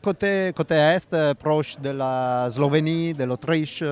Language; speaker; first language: French; non-native, fluent; Italian